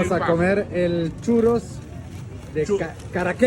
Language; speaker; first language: Spanish; non-native, learner; French